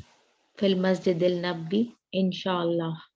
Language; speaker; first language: Arabic; non-native, learner; Urdu